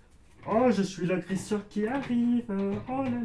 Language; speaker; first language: French; native; French